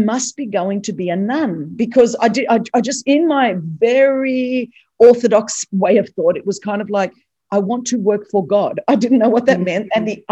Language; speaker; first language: English; non-native, local second language; Greek